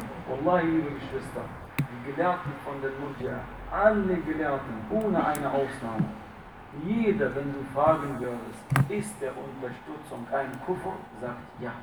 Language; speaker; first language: German; non-native, fluent; Arabic